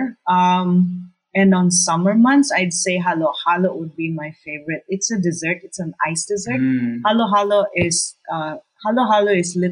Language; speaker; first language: English; non-native, local second language; Cebuano